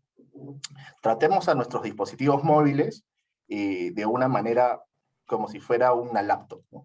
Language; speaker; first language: Spanish; native; Spanish